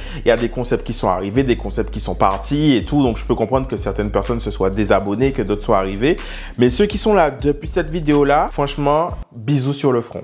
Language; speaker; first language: French; native; French